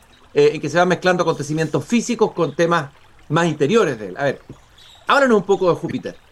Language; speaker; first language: Spanish; native; Spanish